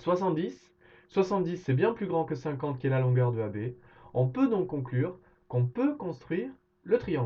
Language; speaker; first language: French; native; French